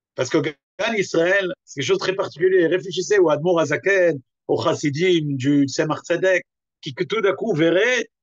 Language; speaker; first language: French; native; French